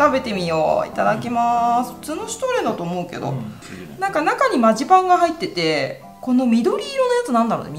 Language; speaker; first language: Japanese; native; Japanese